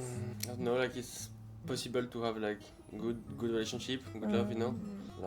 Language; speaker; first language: English; non-native, fluent; French